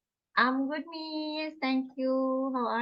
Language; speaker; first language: English; non-native, learner; Indonesian